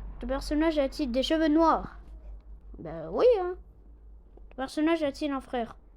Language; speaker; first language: French; non-native, local second language; Arabic